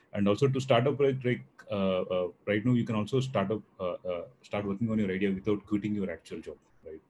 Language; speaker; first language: English; non-native, local second language; Telugu